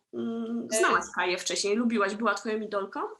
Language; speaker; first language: Polish; native; Polish